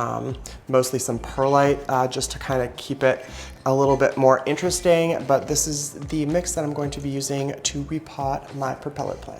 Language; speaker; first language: English; native; English